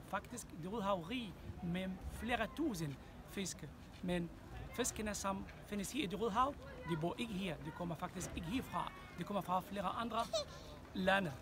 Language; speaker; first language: Danish; non-native, fluent; Arabic